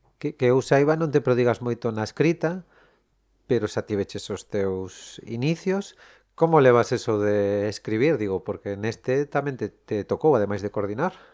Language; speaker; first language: Galician; native; Galician